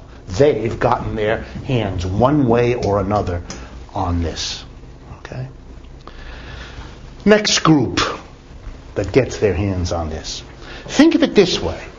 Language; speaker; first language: English; native; English